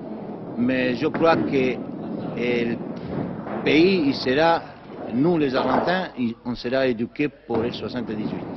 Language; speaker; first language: French; non-native, fluent; Spanish